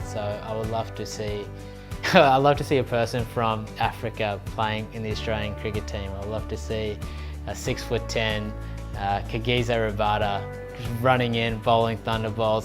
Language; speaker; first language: English; early bilingual, other home language; Urdu